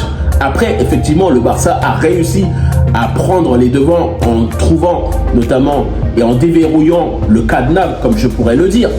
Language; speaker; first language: French; native; French